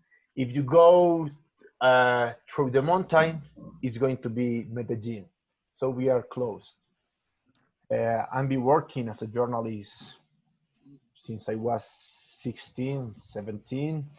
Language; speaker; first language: English; non-native, learner; Spanish